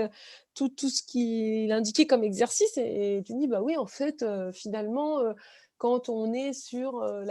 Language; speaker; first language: French; native; French